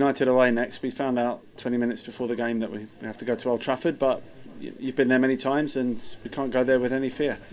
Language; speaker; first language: English; native; English